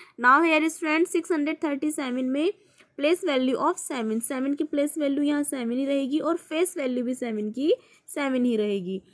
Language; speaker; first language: Hindi; native; Hindi